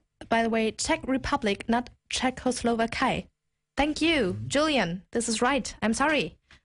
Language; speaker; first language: English; non-native, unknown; German